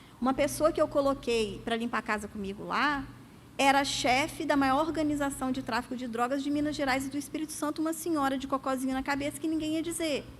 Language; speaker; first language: Portuguese; native; Portuguese